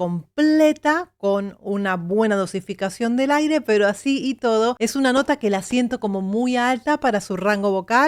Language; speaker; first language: Spanish; native; Spanish